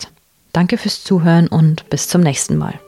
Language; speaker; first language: German; native; German